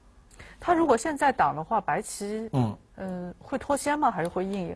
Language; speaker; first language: Chinese; native; Chinese